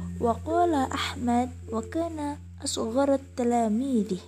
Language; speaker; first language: Arabic; non-native, learner; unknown